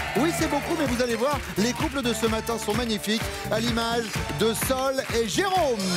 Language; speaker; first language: French; native; French